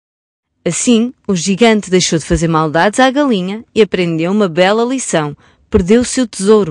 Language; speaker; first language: Portuguese; native; Portuguese